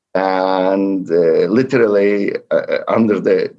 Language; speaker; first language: English; non-native, fluent; Turkish